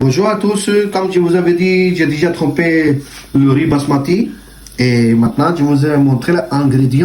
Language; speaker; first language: French; non-native, learner; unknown